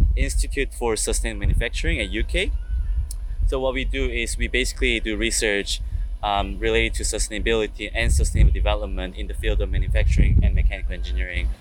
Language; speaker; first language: English; non-native, fluent; Korean